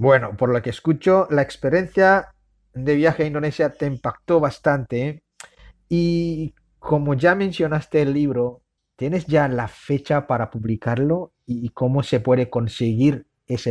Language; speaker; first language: Spanish; non-native, fluent; Indonesian